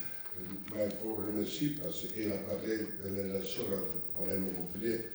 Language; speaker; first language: French; non-native, learner; Italian